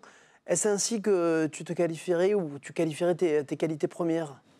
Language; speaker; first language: French; native; French